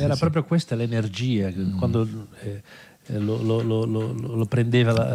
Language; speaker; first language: Italian; non-native, fluent; Portuguese